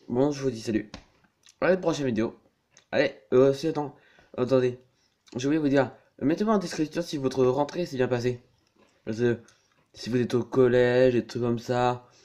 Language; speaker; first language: French; native; French